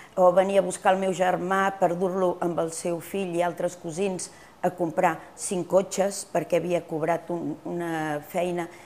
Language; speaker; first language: Catalan; early bilingual, other home language; Spanish